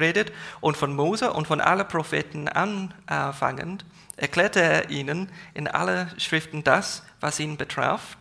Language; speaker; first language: German; non-native, fluent; English